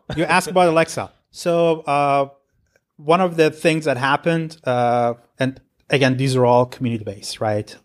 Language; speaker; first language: English; non-native, fluent; Persian